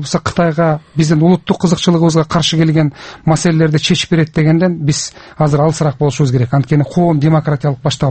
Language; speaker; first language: Kyrgyz; native; Kyrgyz